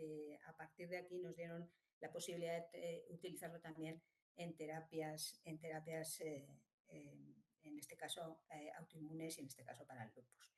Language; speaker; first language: Spanish; native; Spanish